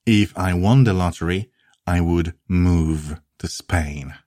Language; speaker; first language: English; non-native, fluent; Polish